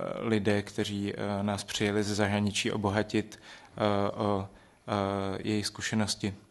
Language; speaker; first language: Czech; native; Czech